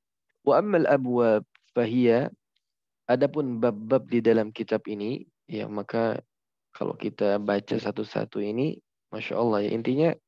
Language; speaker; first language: Indonesian; native; Indonesian